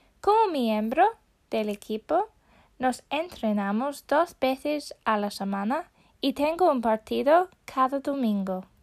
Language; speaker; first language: Spanish; non-native, fluent; English